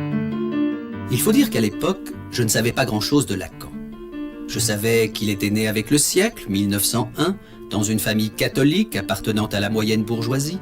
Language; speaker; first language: French; native; French